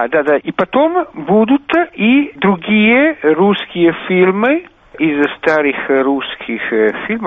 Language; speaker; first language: Russian; non-native, fluent; Italian